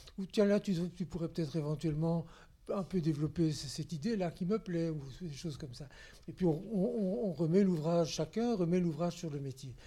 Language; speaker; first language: French; native; French